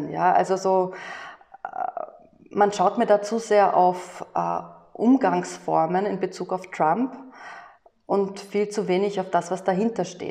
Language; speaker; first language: German; native; German